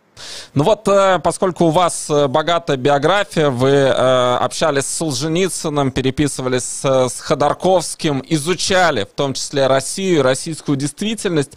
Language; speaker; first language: Russian; native; Russian